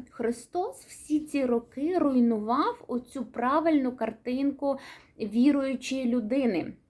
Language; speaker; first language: Ukrainian; non-native, local second language; Russian